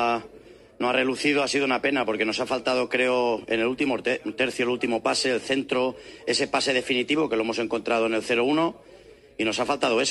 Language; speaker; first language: Spanish; native; Spanish